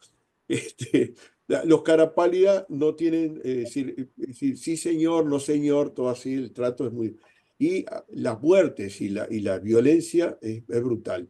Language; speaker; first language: Spanish; native; Spanish